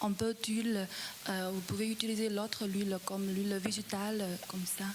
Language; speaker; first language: French; non-native, learner; Chinese